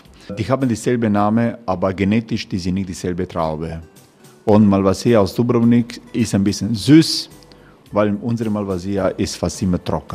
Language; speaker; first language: German; non-native, learner; Croatian